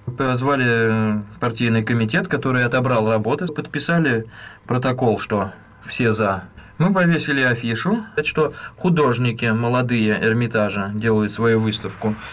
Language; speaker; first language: Russian; native; Russian